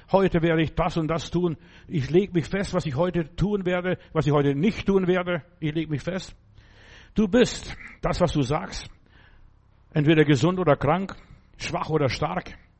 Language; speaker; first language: German; non-native, fluent; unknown